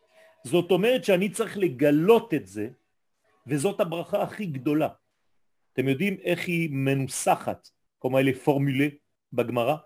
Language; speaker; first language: Hebrew; non-native, fluent; French